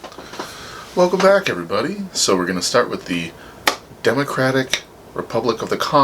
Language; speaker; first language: English; native; English